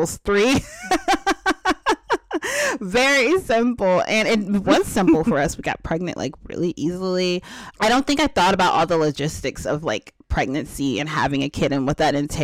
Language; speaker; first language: English; native; English